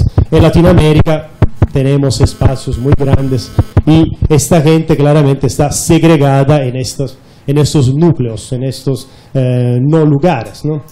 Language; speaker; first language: Spanish; non-native, fluent; Italian